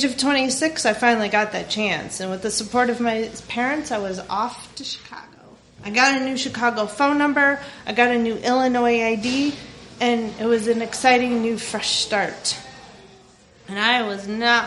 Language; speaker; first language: English; native; English